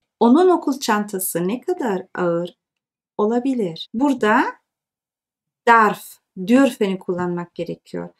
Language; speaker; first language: Turkish; early bilingual, heritage; Turkish